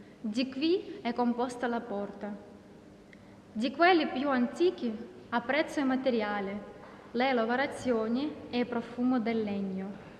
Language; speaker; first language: Italian; non-native, fluent; Ukrainian